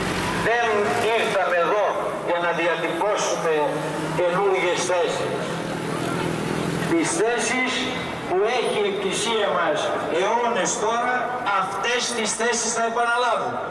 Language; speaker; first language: Greek; native; Greek